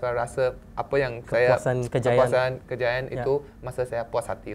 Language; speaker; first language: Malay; non-native, local second language; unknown